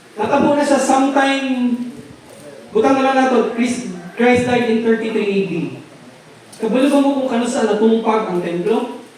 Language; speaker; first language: Cebuano; non-native, local second language; Hiligaynon